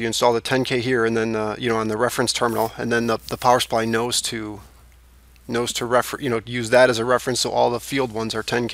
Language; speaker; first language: English; native; English